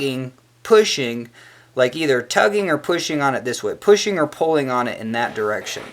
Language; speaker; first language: English; native; English